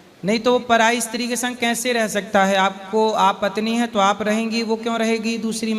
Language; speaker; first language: Hindi; native; Hindi